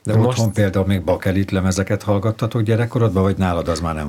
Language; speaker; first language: Hungarian; native; Hungarian